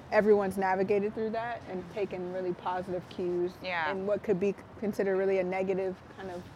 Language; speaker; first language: English; native; English